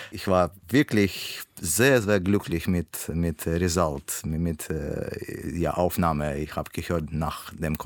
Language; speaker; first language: German; non-native, learner; Russian